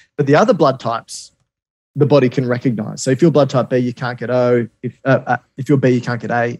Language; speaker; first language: English; native; English